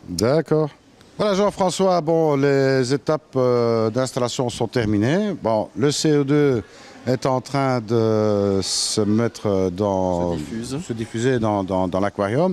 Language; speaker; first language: French; native; French